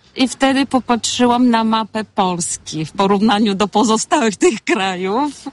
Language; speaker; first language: Polish; non-native, fluent; Bulgarian